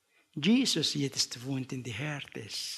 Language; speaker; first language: German; non-native, learner; Arabic